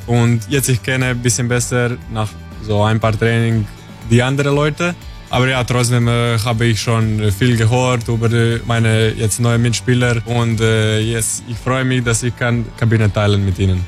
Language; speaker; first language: German; non-native, fluent; Croatian